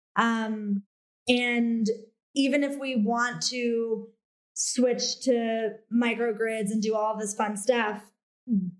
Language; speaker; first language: English; native; English